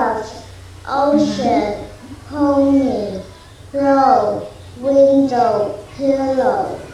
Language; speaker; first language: English; non-native, learner; Vietnamese